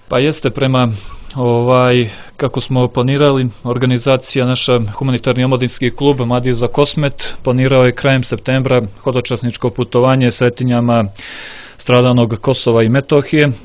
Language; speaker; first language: Croatian; native; Croatian